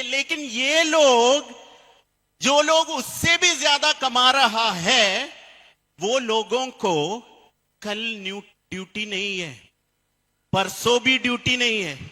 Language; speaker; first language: Hindi; non-native, learner; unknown